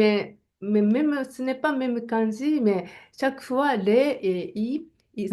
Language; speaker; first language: French; non-native, learner; Japanese